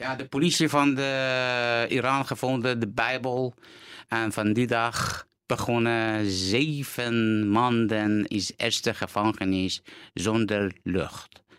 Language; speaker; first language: Dutch; non-native, learner; Persian